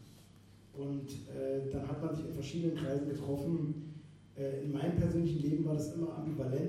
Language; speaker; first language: German; native; German